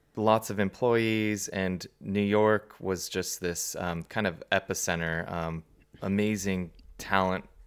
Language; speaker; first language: English; native; English